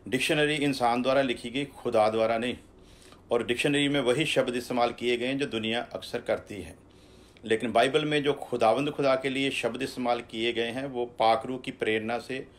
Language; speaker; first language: Hindi; non-native, local second language; Punjabi